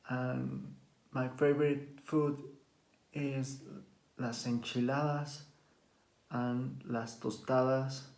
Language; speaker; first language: English; non-native, learner; Spanish